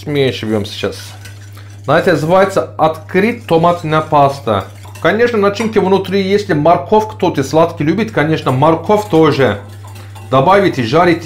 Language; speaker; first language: Russian; non-native, learner; Turkish